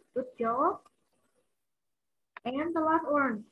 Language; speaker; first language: English; non-native, learner; Vietnamese